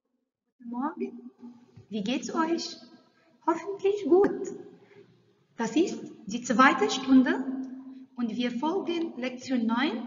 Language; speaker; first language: German; non-native, learner; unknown